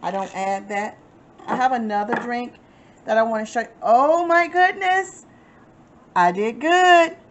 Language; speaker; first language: English; native; English